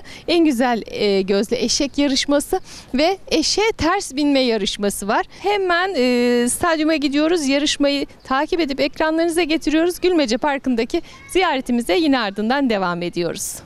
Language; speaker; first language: Turkish; native; Turkish